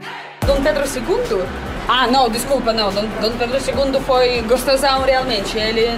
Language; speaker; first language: Portuguese; non-native, fluent; Russian